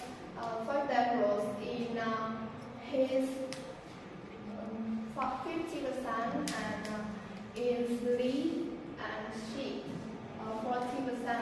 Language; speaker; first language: English; non-native, learner; Vietnamese